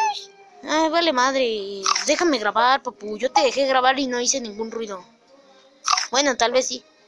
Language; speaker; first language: Spanish; native; Spanish